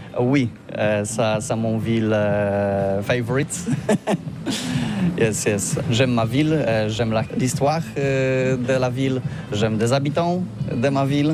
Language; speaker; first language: French; non-native, learner; Polish